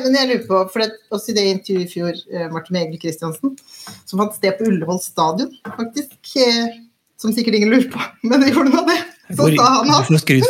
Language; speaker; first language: Norwegian; native; Norwegian